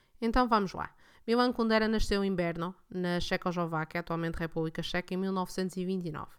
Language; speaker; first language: Portuguese; native; Portuguese